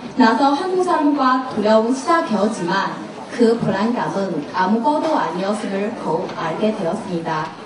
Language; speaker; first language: Korean; non-native, learner; Chinese